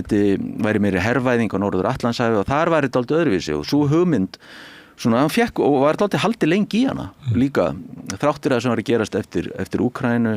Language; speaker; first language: Icelandic; native; Icelandic